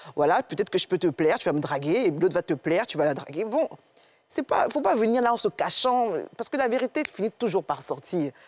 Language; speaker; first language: French; native; French